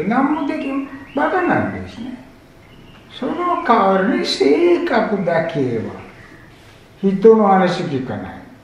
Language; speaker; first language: Japanese; non-native, fluent; Sinhala